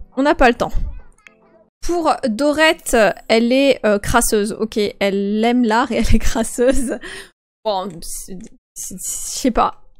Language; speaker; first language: French; native; French